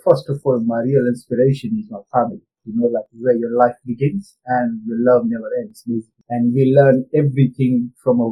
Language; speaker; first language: English; non-native, local second language; Gujarati